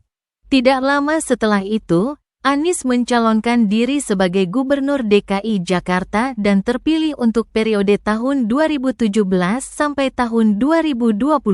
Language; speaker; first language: Indonesian; native; Indonesian